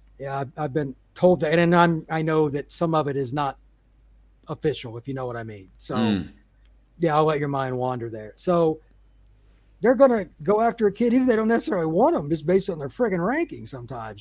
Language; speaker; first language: English; native; English